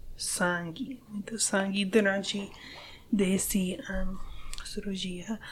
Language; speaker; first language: Portuguese; non-native, learner; English